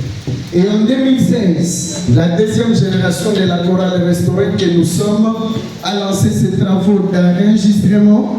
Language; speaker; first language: French; non-native, local second language; Luba-Lulua